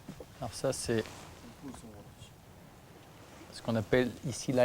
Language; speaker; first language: French; native; French